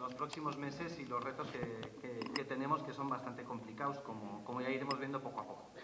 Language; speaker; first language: Spanish; native; Spanish